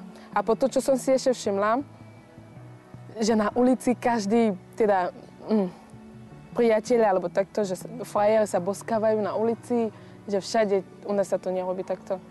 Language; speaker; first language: Slovak; non-native, fluent; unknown